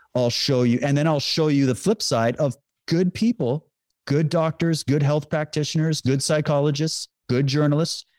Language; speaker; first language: English; native; English